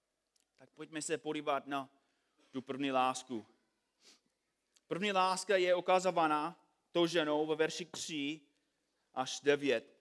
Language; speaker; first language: Czech; non-native, fluent; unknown